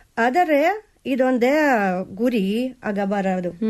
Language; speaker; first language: Kannada; non-native, learner; Russian